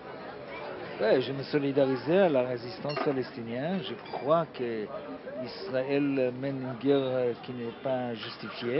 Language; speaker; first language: French; non-native, fluent; Hebrew